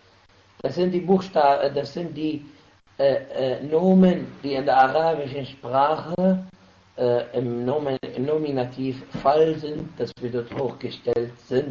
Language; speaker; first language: German; non-native, fluent; Arabic